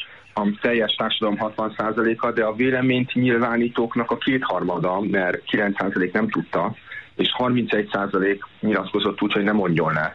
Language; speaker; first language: Hungarian; native; Hungarian